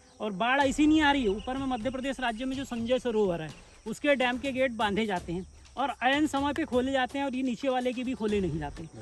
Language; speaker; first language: Hindi; native; Hindi